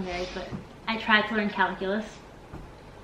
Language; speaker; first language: English; native; English